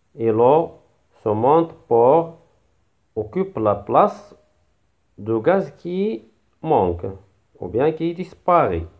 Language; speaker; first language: French; non-native, local second language; Arabic